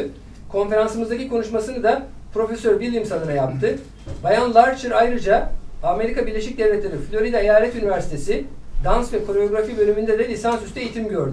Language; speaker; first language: Turkish; native; Turkish